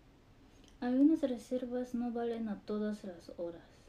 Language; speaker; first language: Spanish; non-native, learner; Japanese